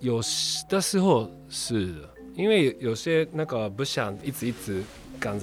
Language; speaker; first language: Chinese; non-native, fluent; Japanese